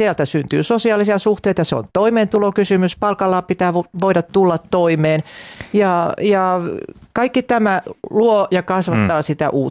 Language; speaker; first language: Finnish; native; Finnish